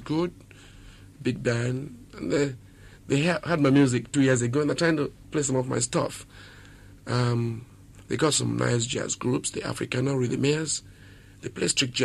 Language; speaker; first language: English; non-native, local second language; Yoruba